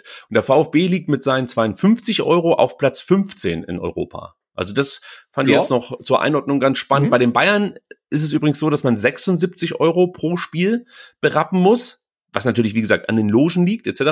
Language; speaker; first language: German; native; German